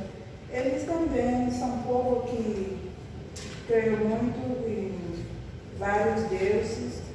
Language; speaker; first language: Portuguese; non-native, learner; Spanish